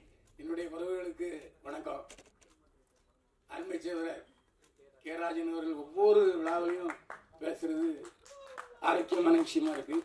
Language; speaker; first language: Tamil; native; Tamil